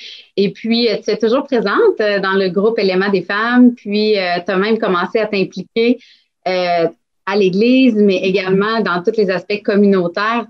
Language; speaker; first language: French; native; French